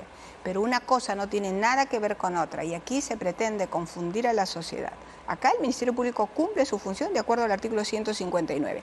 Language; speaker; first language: Spanish; native; Spanish